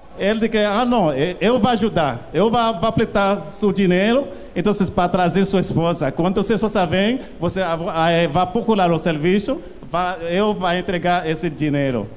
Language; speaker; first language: Portuguese; non-native, learner; Haitian Creole